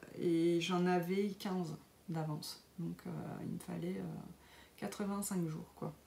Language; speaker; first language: French; native; French